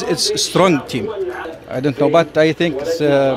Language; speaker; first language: English; non-native, learner; Arabic